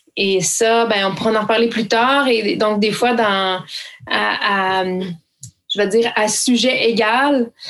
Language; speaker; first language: French; native; French